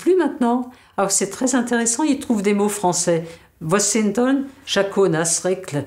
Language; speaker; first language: French; native; French